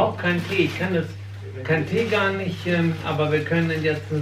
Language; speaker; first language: German; native; German